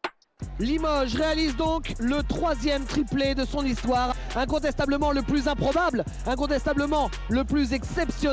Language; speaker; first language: French; native; French